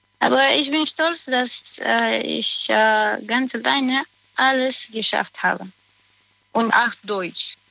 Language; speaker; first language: German; non-native, learner; Romanian